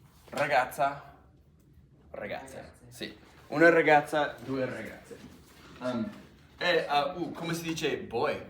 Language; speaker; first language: Italian; non-native, fluent; English